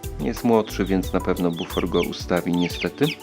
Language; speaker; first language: Polish; native; Polish